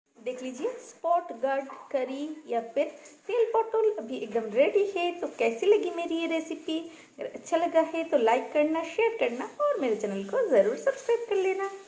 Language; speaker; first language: Hindi; non-native, local second language; Bangla